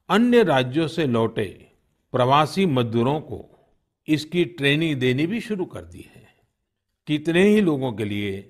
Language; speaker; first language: Hindi; non-native, local second language; Gujarati